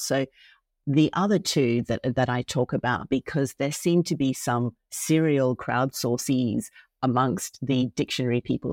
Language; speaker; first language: English; native; English